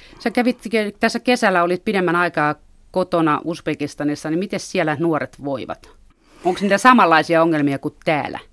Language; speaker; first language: Finnish; native; Finnish